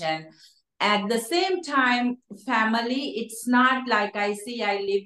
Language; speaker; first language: English; non-native, local second language; Sinhala